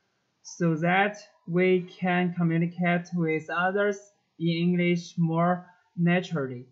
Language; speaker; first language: English; non-native, learner; Chinese